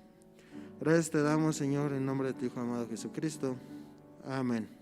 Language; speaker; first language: Spanish; native; Spanish